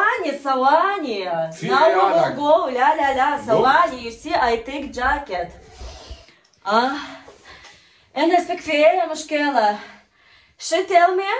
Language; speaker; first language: English; non-native, learner; Russian